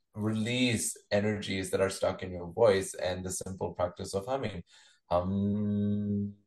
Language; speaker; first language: English; non-native, local second language; Punjabi